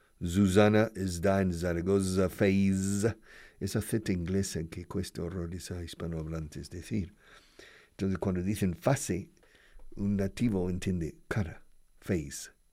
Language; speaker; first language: Spanish; non-native, fluent; English